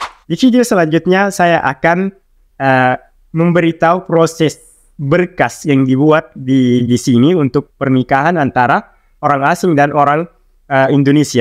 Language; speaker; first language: Indonesian; non-native, local second language; Arabic